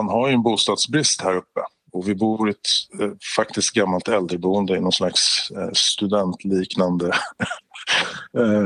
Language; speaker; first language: Swedish; native; Swedish